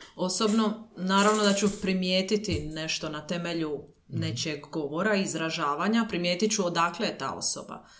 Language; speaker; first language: Croatian; native; Croatian